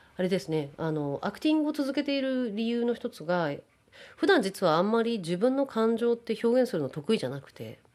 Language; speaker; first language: Japanese; native; Japanese